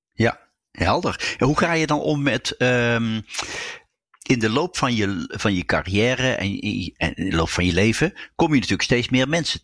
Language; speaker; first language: Dutch; native; Dutch